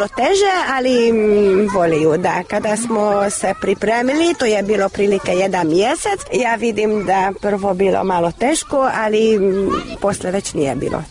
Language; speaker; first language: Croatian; non-native, local second language; Hungarian